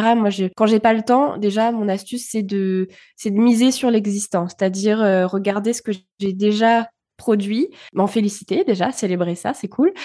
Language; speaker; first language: French; early bilingual, other home language; Bulgarian